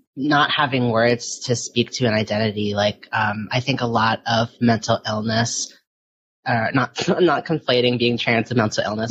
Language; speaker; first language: English; early bilingual, other home language; Filipino